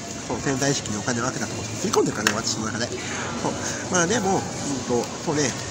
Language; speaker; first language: Japanese; native; Japanese